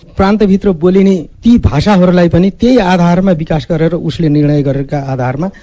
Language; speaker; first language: Nepali; non-native, local second language; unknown